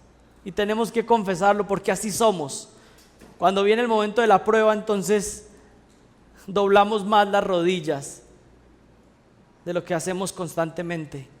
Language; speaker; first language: Spanish; native; Spanish